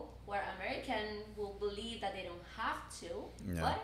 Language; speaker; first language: English; non-native, fluent; Spanish